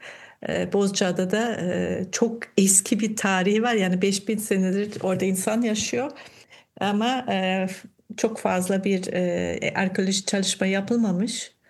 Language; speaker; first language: Turkish; non-native, fluent; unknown